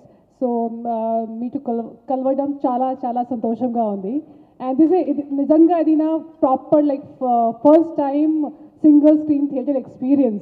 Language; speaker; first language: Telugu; non-native, learner; Hindi